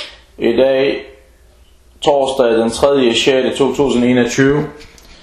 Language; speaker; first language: Danish; early bilingual, other home language; Arabic